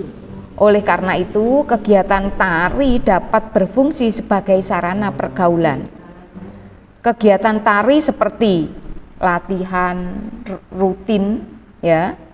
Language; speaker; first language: Malay; native; Malay